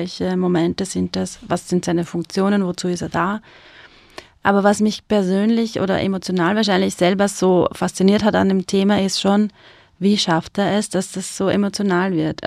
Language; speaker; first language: German; native; German